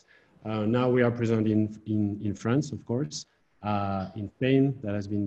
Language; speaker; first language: English; non-native, fluent; French